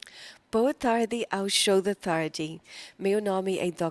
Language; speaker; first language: Portuguese; non-native, fluent; English